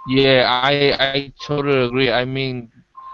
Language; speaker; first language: English; non-native, learner; Spanish